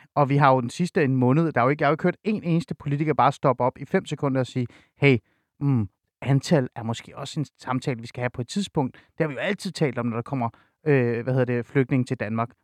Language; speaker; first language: Danish; early bilingual, other home language; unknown